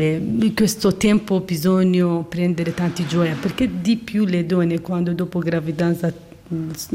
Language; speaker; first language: Italian; non-native, learner; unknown